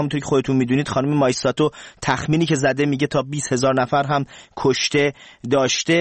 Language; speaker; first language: Persian; native; Persian